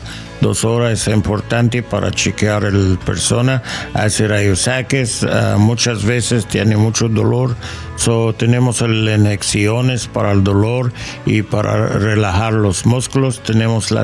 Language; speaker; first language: Spanish; non-native, learner; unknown